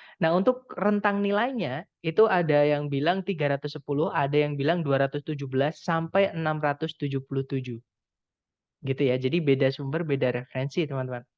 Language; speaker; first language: Indonesian; non-native, local second language; Javanese